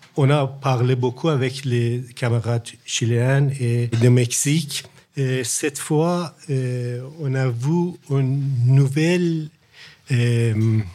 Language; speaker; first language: French; non-native, learner; Persian